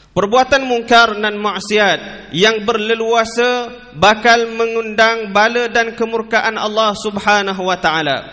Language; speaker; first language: Malay; native; Malay